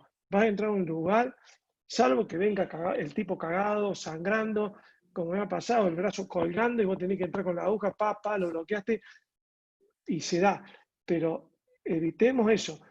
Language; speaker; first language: Spanish; native; Spanish